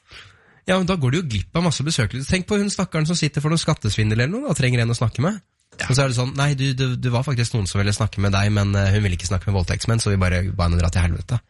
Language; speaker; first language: Norwegian; native; Norwegian